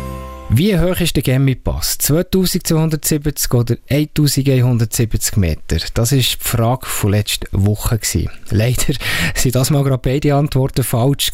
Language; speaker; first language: German; native; German